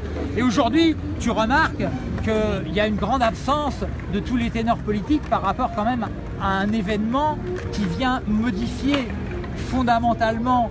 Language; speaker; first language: French; native; French